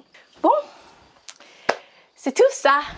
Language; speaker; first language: French; non-native, learner; Thai